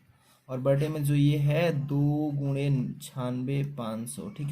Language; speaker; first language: Hindi; native; Hindi